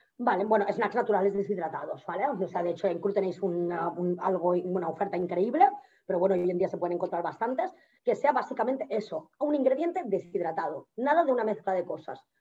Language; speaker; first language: Spanish; native; Spanish